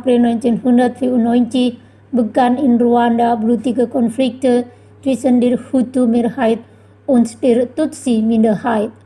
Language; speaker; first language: German; non-native, fluent; Indonesian